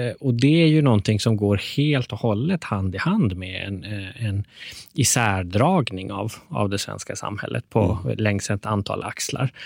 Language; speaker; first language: Swedish; early bilingual, other home language; Persian